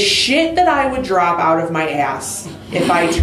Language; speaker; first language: English; native; English